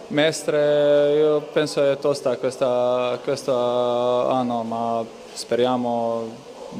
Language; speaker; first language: Italian; non-native, learner; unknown